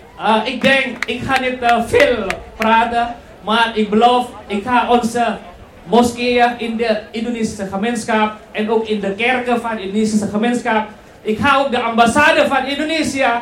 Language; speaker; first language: Dutch; non-native, fluent; Indonesian